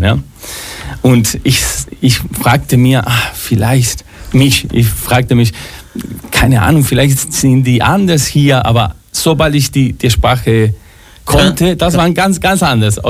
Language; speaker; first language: German; non-native, fluent; Spanish